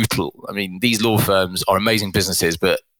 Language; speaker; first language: English; native; English